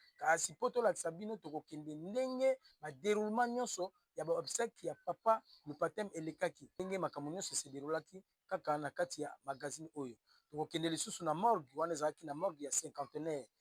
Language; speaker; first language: Lingala; native; Lingala